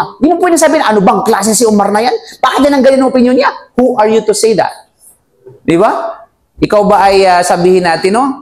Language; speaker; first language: Filipino; non-native, local second language; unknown